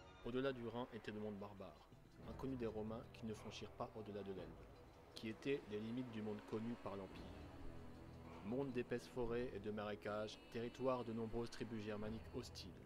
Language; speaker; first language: French; native; French